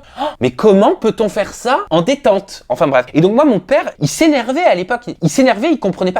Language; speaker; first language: French; native; French